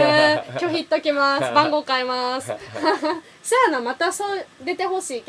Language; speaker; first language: Japanese; native; Japanese